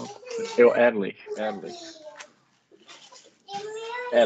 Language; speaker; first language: German; non-native, learner; Czech